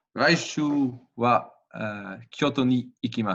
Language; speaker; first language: Japanese; non-native, learner; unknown